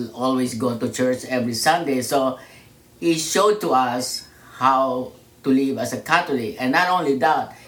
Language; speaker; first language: English; non-native, local second language; Filipino